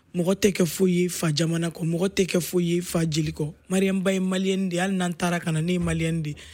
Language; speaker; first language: French; non-native, local second language; Bambara